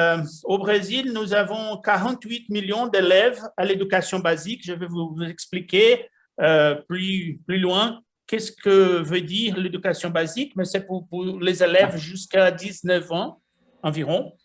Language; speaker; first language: French; non-native, fluent; Portuguese